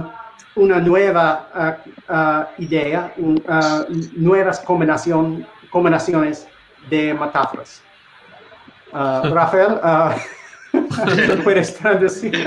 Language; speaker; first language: Spanish; non-native, learner; English